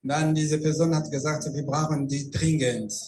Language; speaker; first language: German; non-native, fluent; Rundi